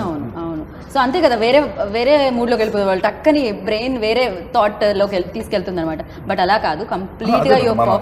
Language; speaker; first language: Telugu; native; Telugu